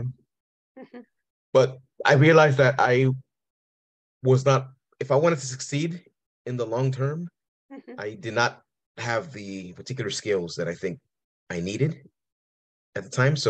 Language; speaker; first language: English; early bilingual, other home language; Spanish